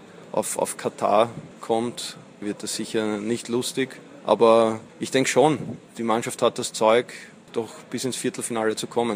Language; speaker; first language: German; native; German